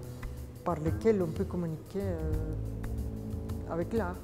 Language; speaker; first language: French; non-native, fluent; Spanish